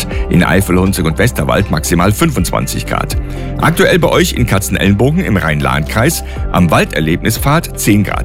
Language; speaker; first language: German; native; German